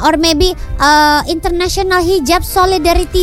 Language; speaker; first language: English; non-native, local second language; Indonesian